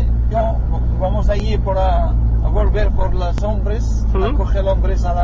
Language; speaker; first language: Spanish; non-native, learner; Arabic